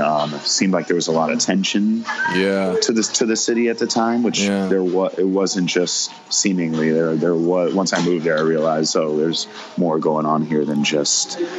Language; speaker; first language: English; native; English